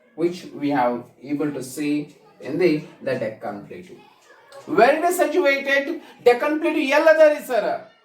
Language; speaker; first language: English; non-native, local second language; Kannada